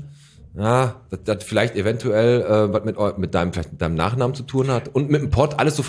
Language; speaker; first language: German; native; German